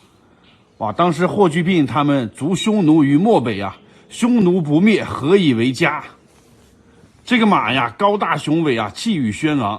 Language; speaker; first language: Chinese; native; Chinese